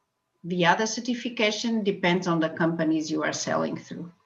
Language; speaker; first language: English; non-native, fluent; Portuguese